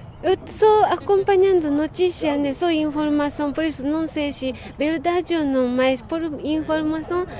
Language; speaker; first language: Portuguese; non-native, fluent; Japanese